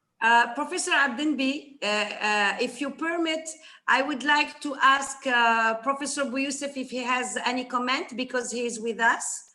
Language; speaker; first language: English; non-native, fluent; Arabic